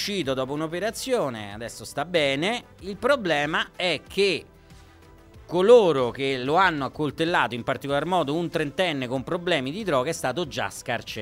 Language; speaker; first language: Italian; native; Italian